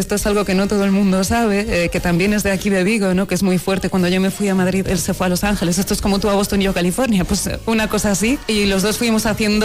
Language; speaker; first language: Spanish; non-native, local second language; Galician